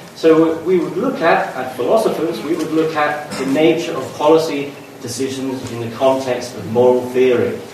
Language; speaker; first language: English; native; English